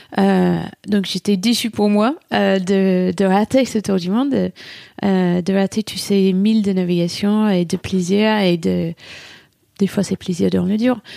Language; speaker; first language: French; non-native, fluent; English